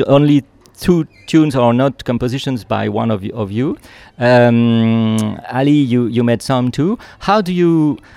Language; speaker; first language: English; non-native, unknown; French